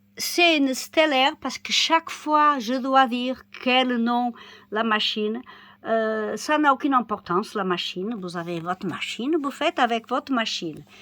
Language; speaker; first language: French; non-native, fluent; Portuguese